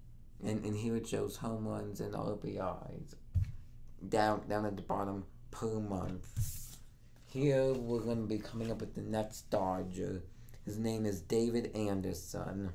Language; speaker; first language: English; native; English